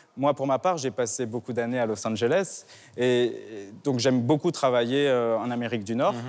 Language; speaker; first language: French; native; French